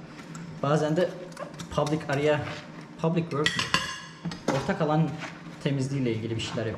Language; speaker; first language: Turkish; native; Turkish